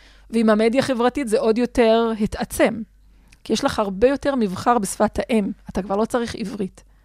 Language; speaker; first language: Hebrew; non-native, local second language; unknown